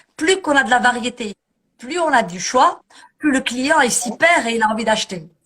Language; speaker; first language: French; early bilingual, other home language; Arabic